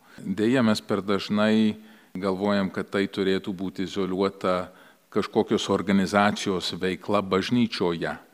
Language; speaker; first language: Lithuanian; early bilingual, heritage; Lithuanian